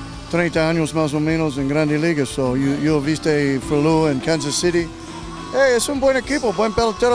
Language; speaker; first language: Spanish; non-native, learner; English